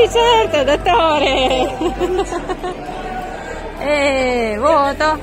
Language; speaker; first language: Italian; non-native, learner; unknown